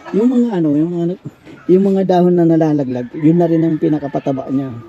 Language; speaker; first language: Filipino; native; Filipino